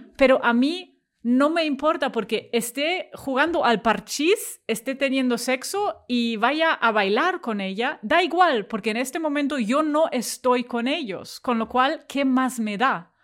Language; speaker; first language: Spanish; non-native, fluent; German